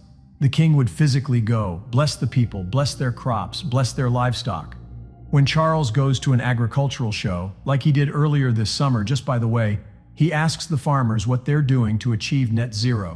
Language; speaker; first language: English; native; English